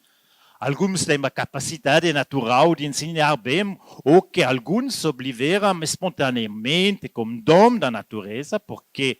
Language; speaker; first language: Portuguese; non-native, fluent; Italian